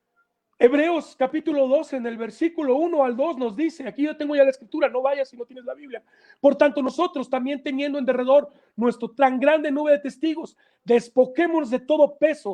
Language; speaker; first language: Spanish; native; Spanish